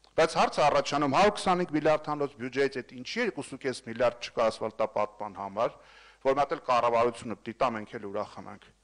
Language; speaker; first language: Armenian; native; Armenian